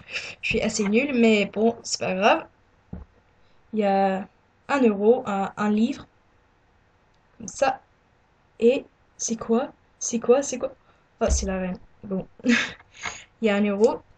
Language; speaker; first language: French; non-native, learner; English